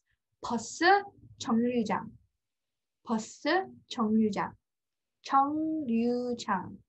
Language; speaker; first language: Korean; non-native, fluent; English